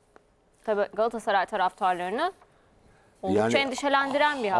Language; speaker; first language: Turkish; native; Turkish